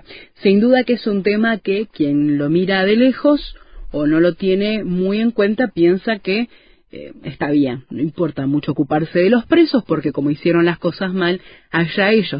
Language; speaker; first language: Spanish; native; Spanish